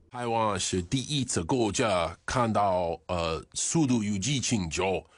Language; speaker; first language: Chinese; non-native, learner; English